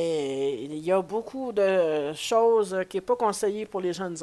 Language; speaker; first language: French; native; French